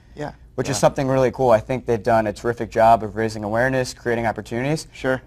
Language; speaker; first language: English; native; English